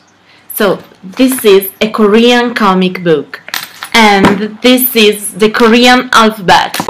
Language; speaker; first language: English; non-native, learner; Italian